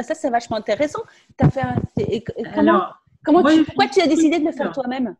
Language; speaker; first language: French; native; French